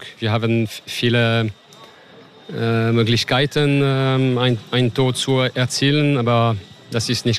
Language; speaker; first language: German; non-native, learner; French